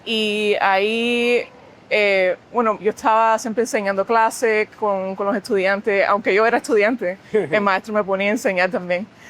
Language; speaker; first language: Spanish; early bilingual, heritage; Spanish